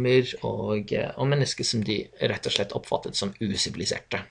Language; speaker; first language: Norwegian; non-native, fluent; English